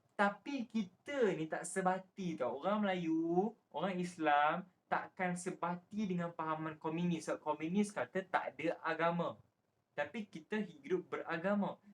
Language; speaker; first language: Malay; native; Malay